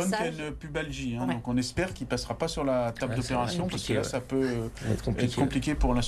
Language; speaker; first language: French; native; French